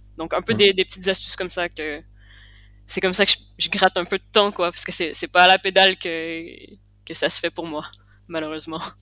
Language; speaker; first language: French; native; French